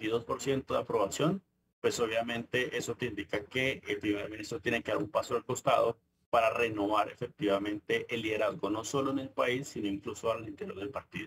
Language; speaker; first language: Spanish; native; Spanish